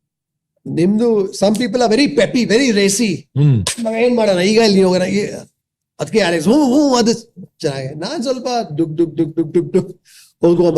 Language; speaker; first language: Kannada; non-native, local second language; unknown